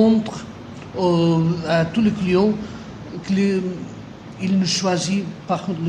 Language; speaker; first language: French; non-native, fluent; Portuguese